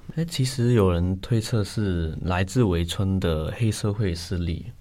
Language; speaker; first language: Chinese; non-native, local second language; Cantonese